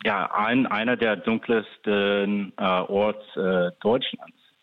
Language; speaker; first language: German; non-native, fluent; English